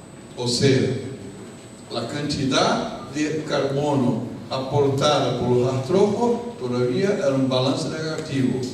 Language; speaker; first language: Spanish; non-native, fluent; Portuguese